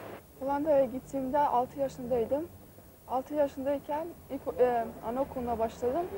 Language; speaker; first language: Turkish; early bilingual, heritage; Turkish